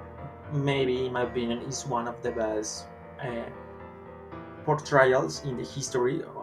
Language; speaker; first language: English; non-native, learner; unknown